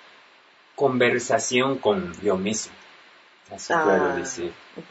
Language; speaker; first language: Spanish; non-native, learner; Japanese